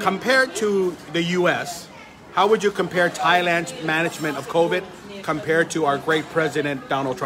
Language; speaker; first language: English; non-native, fluent; Thai